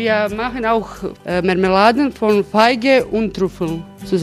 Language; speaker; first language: German; non-native, learner; Croatian